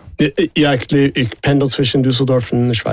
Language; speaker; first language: German; non-native, fluent; English